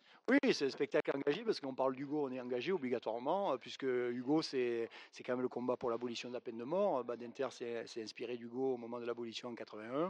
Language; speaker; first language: French; native; French